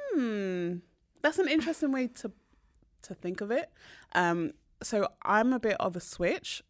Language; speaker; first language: English; native; English